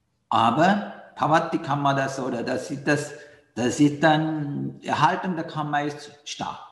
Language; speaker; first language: German; non-native, learner; Sinhala